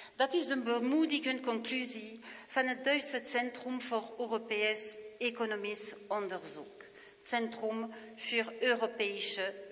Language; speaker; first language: Dutch; non-native, local second language; French